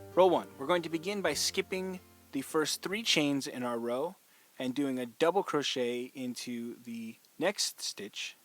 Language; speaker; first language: English; native; English